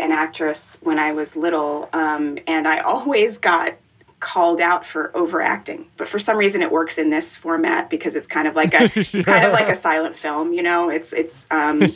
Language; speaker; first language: English; native; English